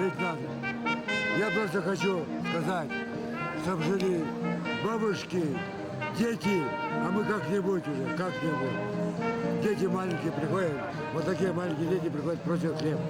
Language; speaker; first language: Russian; non-native, local second language; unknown